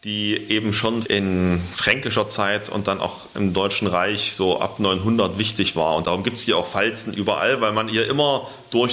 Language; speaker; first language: German; native; German